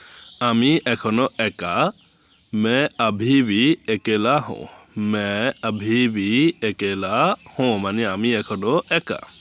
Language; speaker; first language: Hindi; non-native, fluent; Bangla